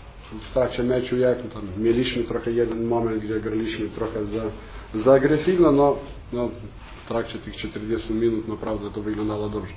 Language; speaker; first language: Polish; non-native, fluent; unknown